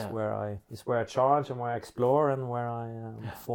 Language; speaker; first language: English; non-native, fluent; Norwegian